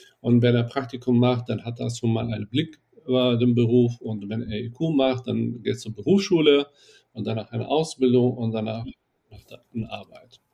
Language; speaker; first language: German; non-native, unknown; Arabic